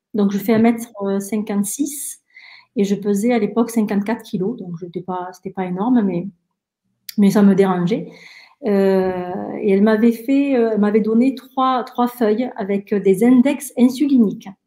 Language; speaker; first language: French; early bilingual, other home language; Spanish